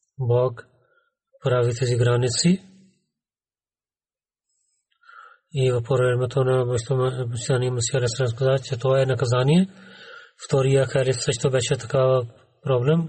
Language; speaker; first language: Bulgarian; non-native, learner; Urdu